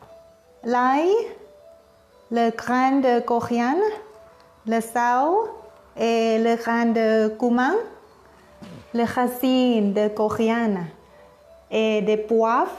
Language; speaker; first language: French; non-native, learner; Thai